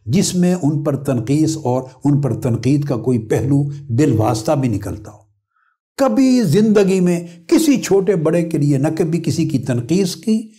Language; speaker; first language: Urdu; non-native, local second language; Punjabi